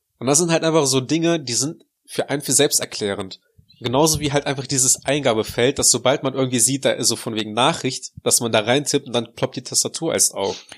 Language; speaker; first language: German; early bilingual, other home language; Russian